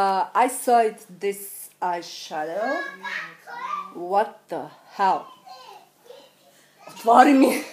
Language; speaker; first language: English; non-native, learner; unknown